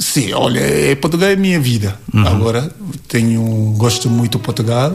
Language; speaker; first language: Portuguese; non-native, learner; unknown